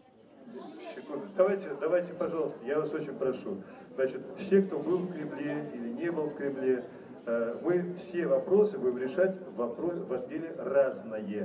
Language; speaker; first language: Russian; native; Russian